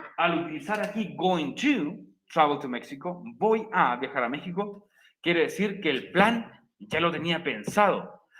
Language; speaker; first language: Spanish; native; Spanish